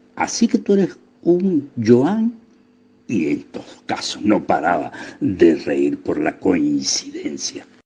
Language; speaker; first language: Spanish; native; Spanish